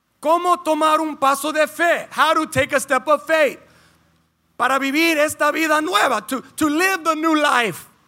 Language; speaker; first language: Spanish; early bilingual, heritage; Spanish